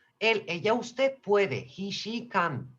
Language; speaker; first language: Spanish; non-native, learner; Turkish